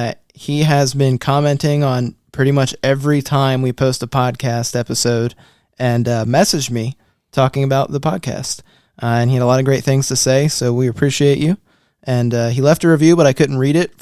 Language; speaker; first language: English; native; English